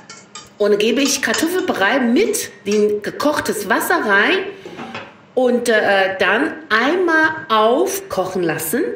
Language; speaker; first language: German; non-native, learner; Chinese